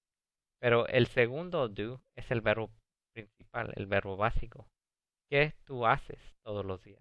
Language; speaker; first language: Spanish; early bilingual, other home language; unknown